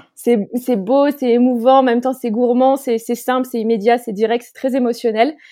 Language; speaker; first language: French; native; French